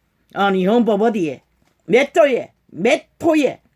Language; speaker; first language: Korean; native; Korean